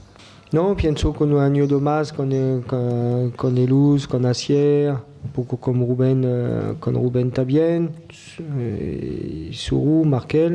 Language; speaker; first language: Spanish; non-native, learner; French